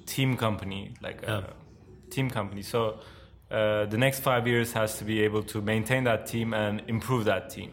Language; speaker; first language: English; non-native, fluent; Turkish